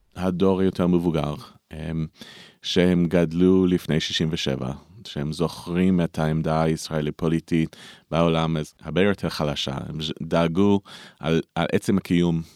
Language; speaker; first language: Hebrew; non-native, fluent; English